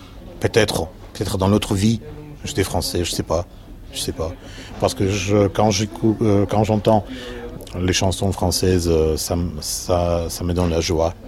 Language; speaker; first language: French; non-native, fluent; Russian